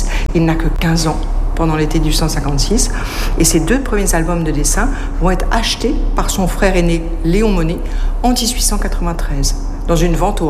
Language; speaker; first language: French; native; French